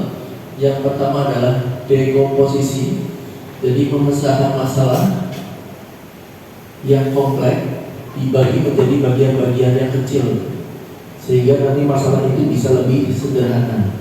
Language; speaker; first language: Indonesian; native; Indonesian